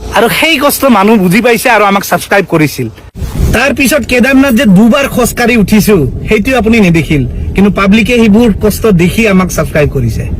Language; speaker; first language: Assamese; native; Assamese